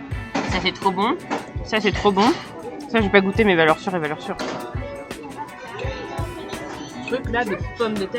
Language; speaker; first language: French; native; French